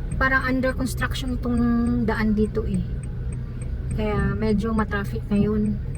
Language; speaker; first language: Filipino; non-native, local second language; Cebuano